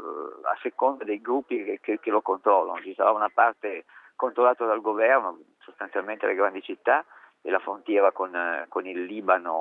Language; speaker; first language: Italian; native; Italian